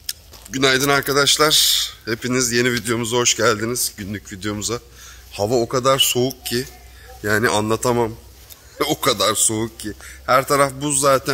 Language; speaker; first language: Turkish; native; Turkish